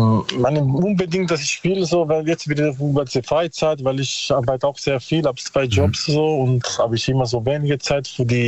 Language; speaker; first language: German; non-native, learner; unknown